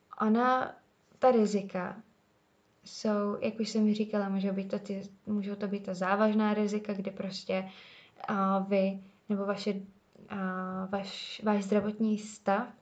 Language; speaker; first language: Czech; native; Czech